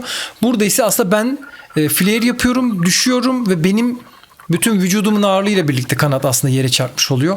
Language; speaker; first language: Turkish; native; Turkish